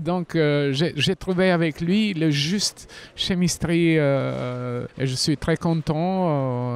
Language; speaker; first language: French; non-native, fluent; Albanian